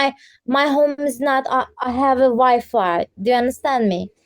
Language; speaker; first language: English; non-native, learner; Turkish